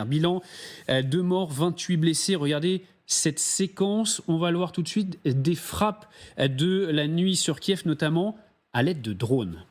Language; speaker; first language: French; native; French